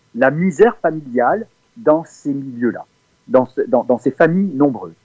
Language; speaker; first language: French; native; French